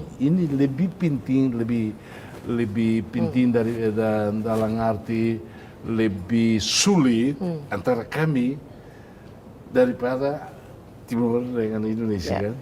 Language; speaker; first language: Indonesian; non-native, fluent; Tetum